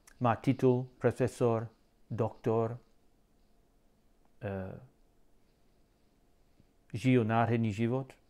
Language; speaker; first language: Czech; non-native, learner; English